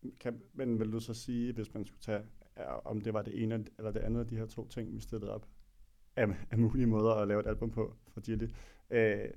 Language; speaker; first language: Danish; native; Danish